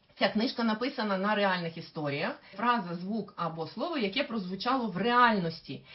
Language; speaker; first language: Ukrainian; native; Ukrainian